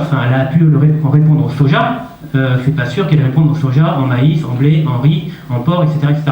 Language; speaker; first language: French; native; French